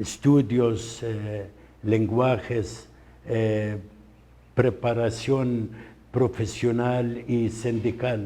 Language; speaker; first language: Spanish; non-native, fluent; Arabic